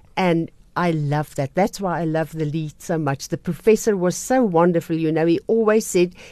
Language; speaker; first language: English; non-native, local second language; Afrikaans